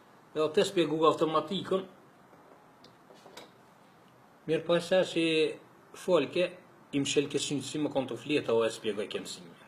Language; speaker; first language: Albanian; native; Albanian